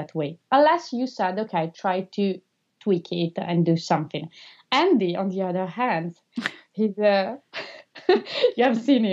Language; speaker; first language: English; non-native, fluent; Italian